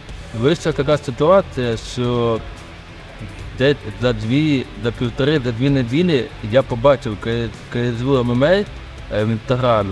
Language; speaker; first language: Ukrainian; native; Ukrainian